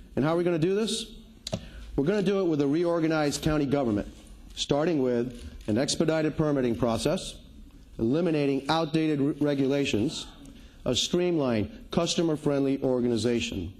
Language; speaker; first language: English; early bilingual, other home language; Spanish